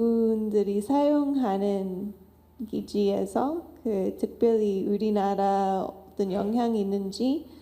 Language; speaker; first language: Korean; non-native, fluent; English